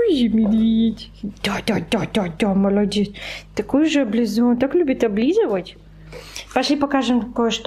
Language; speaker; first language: Russian; native; Russian